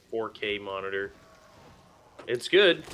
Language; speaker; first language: English; native; English